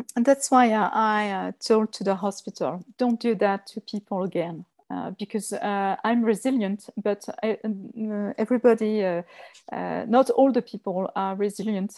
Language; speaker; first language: English; non-native, learner; French